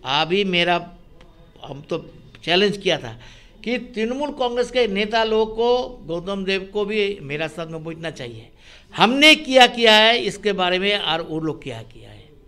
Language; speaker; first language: Hindi; non-native, local second language; Bangla